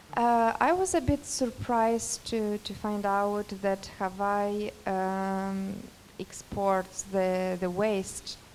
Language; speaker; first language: English; non-native, fluent; Spanish